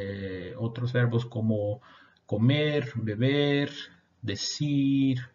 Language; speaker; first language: Spanish; non-native, fluent; Portuguese